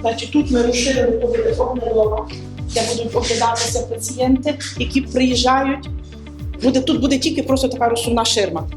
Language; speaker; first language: Ukrainian; native; Ukrainian